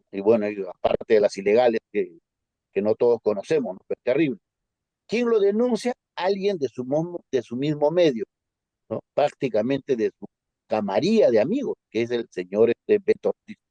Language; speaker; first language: Spanish; native; Spanish